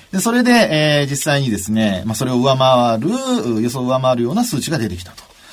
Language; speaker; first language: Japanese; native; Japanese